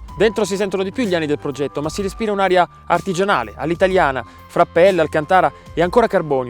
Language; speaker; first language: Italian; native; Italian